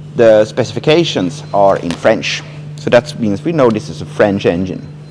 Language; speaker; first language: English; non-native, fluent; Swedish